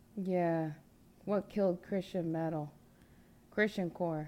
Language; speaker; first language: English; early bilingual, other home language; Spanish